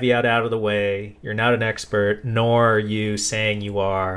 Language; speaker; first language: English; native; English